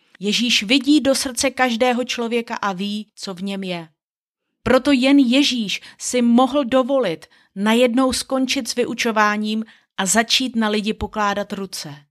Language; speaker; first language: Czech; native; Czech